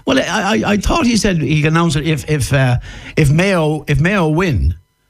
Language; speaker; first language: English; native; English